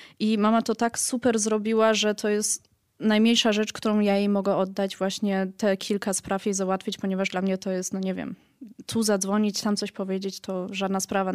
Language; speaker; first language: Polish; early bilingual, heritage; Polish